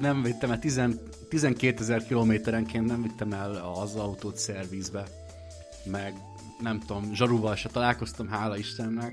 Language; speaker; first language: Hungarian; native; Hungarian